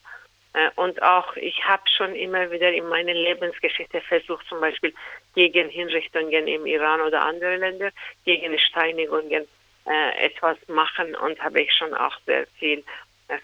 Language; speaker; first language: German; non-native, fluent; Persian